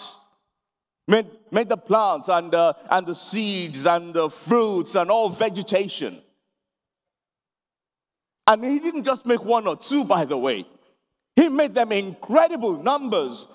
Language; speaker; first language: English; non-native, local second language; Yoruba